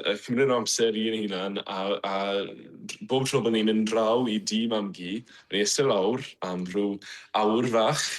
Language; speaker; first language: Welsh; non-native, fluent; English